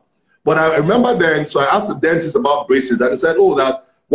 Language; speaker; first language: English; non-native, local second language; Yoruba